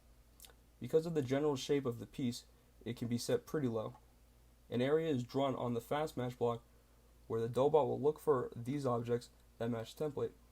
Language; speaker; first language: English; native; English